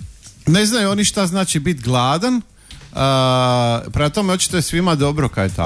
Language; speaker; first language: Croatian; native; Croatian